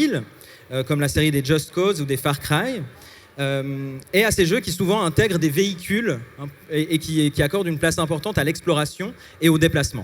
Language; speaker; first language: French; native; French